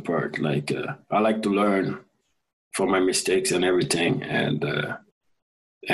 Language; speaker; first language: English; non-native, fluent; French